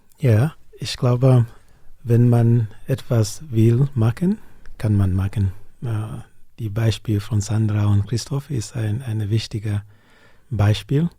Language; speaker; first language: German; non-native, learner; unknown